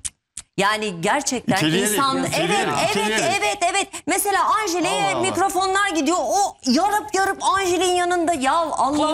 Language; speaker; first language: Turkish; native; Turkish